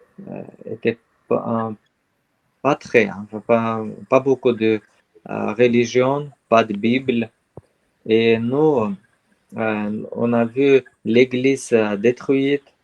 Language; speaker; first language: French; non-native, learner; Armenian